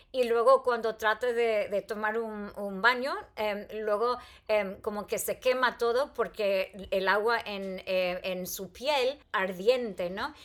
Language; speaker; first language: Spanish; non-native, fluent; English